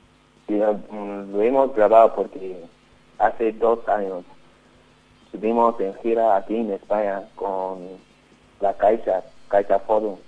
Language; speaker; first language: Spanish; non-native, learner; Yoruba